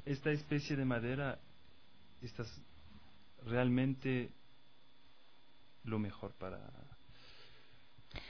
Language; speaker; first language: Spanish; non-native, fluent; French